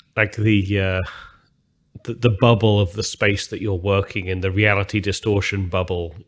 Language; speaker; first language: English; native; English